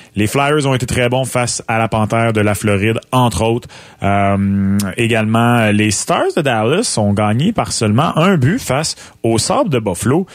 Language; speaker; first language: French; native; French